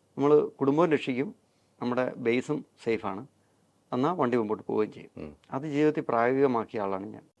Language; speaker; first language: Malayalam; native; Malayalam